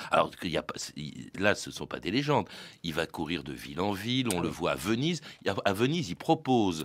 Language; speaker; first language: French; native; French